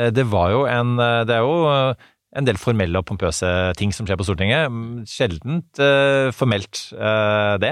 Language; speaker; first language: Norwegian; native; Norwegian